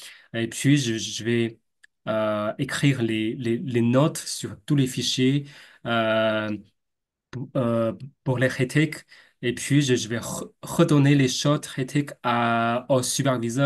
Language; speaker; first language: French; non-native, fluent; Chinese